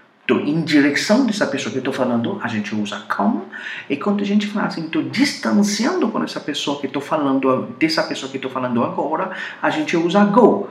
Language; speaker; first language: Portuguese; non-native, fluent; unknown